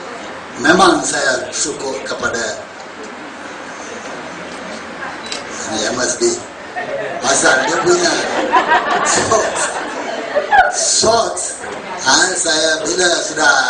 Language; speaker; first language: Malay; non-native, local second language; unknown